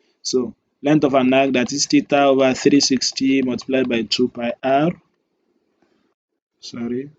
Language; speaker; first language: English; non-native, local second language; Yoruba